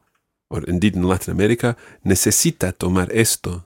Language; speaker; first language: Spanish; non-native, fluent; English